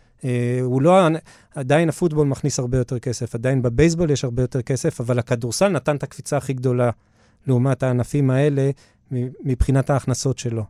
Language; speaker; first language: Hebrew; early bilingual, other home language; English